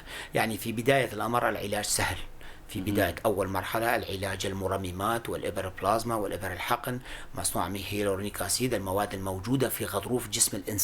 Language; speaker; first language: Arabic; non-native, local second language; Kurdish